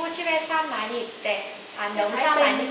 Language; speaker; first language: Korean; non-native, fluent; Vietnamese